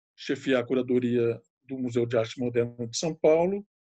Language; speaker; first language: Portuguese; native; Portuguese